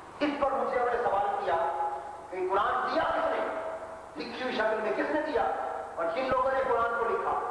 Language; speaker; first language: Urdu; non-native, local second language; Punjabi